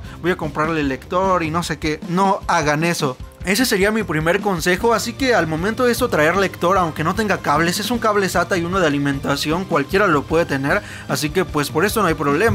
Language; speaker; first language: Spanish; native; Spanish